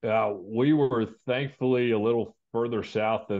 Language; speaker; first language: English; native; English